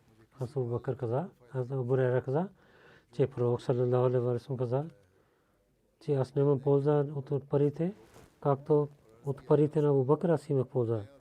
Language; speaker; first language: Bulgarian; non-native, learner; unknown